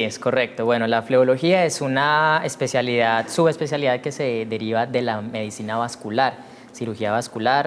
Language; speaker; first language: Spanish; native; Spanish